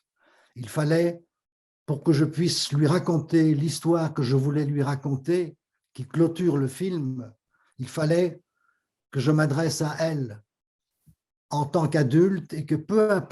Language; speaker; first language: French; native; French